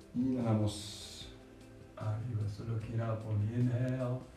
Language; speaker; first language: Spanish; non-native, fluent; English